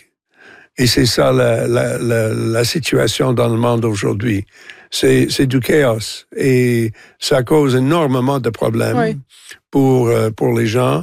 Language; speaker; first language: French; non-native, local second language; English